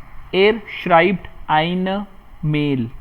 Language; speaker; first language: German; non-native, fluent; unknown